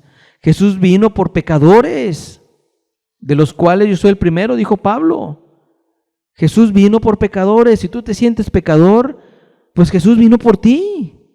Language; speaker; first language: Spanish; native; Spanish